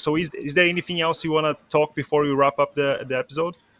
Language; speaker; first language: English; non-native, fluent; Portuguese